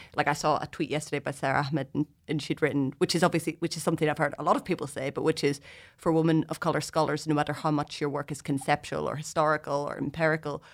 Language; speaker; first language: English; native; English